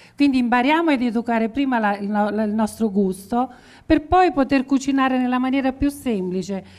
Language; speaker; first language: Italian; native; Italian